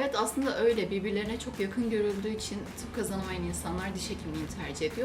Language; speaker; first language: Turkish; native; Turkish